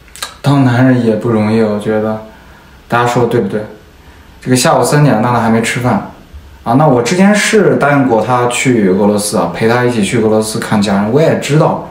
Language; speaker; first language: Chinese; native; Chinese